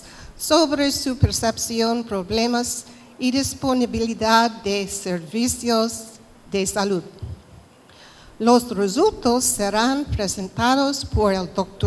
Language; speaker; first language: Spanish; non-native, fluent; English